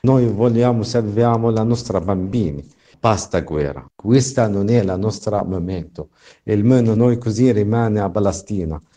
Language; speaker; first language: Italian; non-native, learner; Arabic